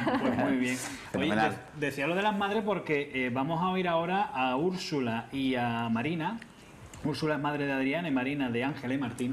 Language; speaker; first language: Spanish; native; Spanish